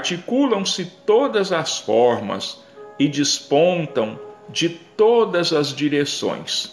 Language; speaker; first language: Portuguese; native; Portuguese